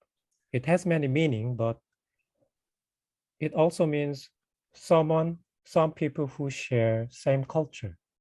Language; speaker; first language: English; non-native, fluent; Korean